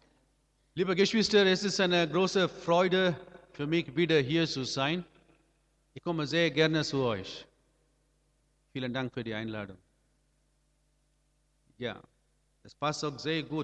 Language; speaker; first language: German; non-native, learner; Amharic